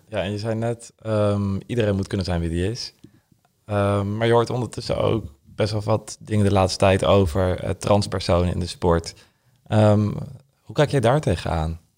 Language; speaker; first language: Dutch; native; Dutch